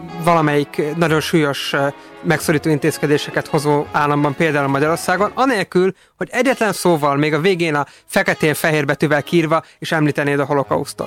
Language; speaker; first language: Hungarian; native; Hungarian